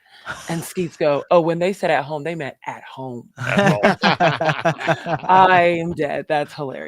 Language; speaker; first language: English; native; English